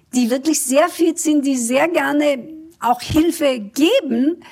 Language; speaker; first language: German; early bilingual, other home language; Kurdish